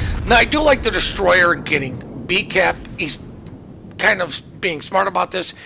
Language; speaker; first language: English; native; English